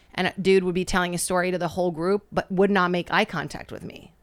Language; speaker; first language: English; non-native, fluent; Portuguese